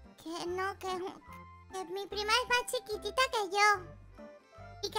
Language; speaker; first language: Spanish; native; Spanish